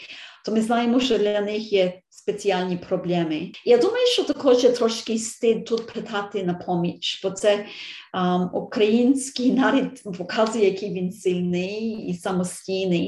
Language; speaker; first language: Ukrainian; early bilingual, heritage; Ukrainian